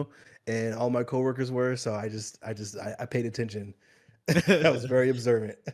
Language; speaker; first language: English; native; English